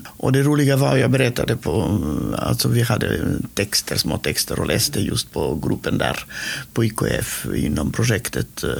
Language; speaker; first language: Swedish; non-native, fluent; Macedonian